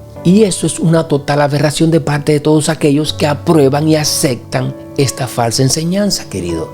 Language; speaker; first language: Spanish; native; Spanish